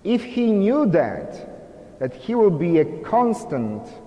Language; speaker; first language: English; non-native, fluent; Polish